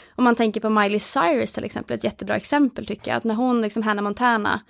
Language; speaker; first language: Swedish; non-native, fluent; Norwegian